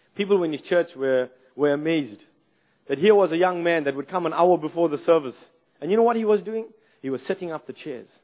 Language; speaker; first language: English; native; English